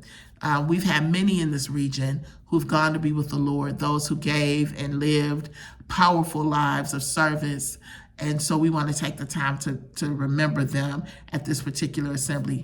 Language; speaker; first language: English; native; English